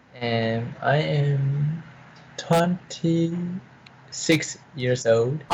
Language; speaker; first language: English; non-native, learner; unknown